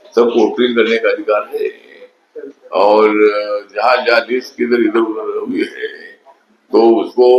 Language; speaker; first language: Hindi; non-native, local second language; Marathi